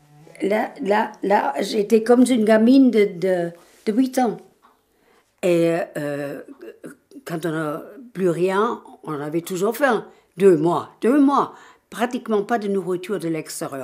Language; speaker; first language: French; non-native, fluent; German